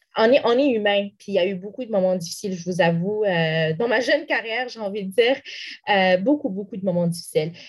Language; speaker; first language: French; non-native, local second language; Arabic